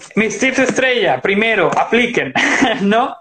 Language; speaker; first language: Spanish; native; Spanish